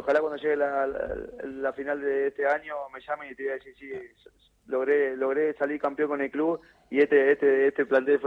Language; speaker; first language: Spanish; native; Spanish